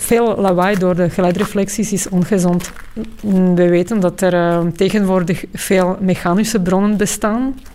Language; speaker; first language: Dutch; non-native, fluent; Slovak